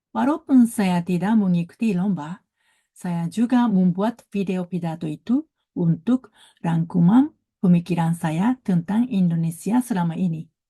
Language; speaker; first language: Indonesian; non-native, learner; Japanese